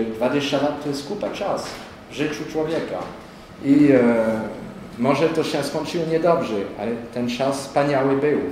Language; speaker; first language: Polish; non-native, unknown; French